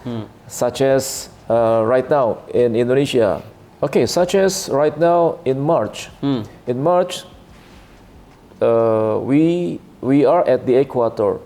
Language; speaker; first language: English; non-native, learner; Indonesian